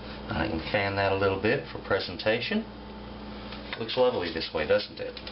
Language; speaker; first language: English; native; English